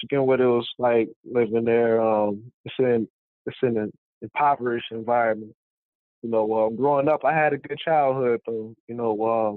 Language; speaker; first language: English; native; English